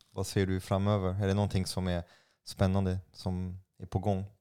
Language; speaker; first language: Swedish; non-native, fluent; French